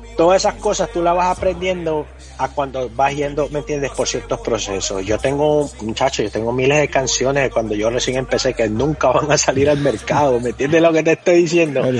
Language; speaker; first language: Spanish; early bilingual, heritage; Spanish